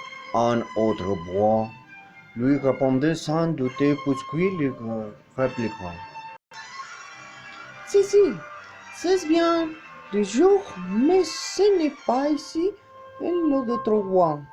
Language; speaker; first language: French; non-native, learner; Spanish